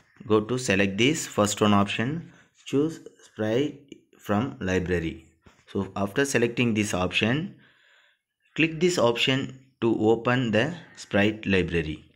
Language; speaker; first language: English; non-native, local second language; Tamil